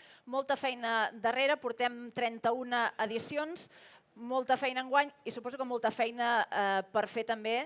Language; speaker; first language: Catalan; native; Catalan